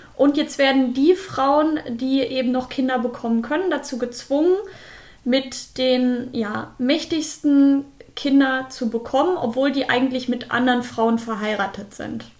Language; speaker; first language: German; native; German